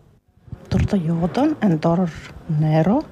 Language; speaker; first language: Dutch; non-native, learner; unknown